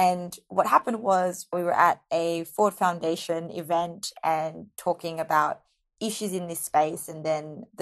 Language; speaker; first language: English; native; English